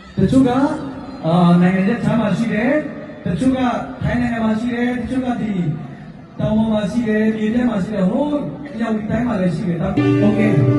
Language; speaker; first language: Burmese; non-native, local second language; S'gaw Karen